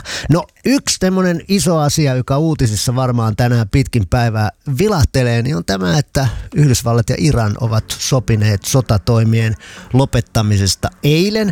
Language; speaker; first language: Finnish; native; Finnish